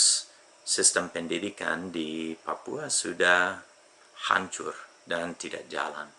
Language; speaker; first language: Indonesian; non-native, fluent; English